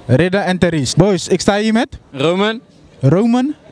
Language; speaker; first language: Dutch; native; Dutch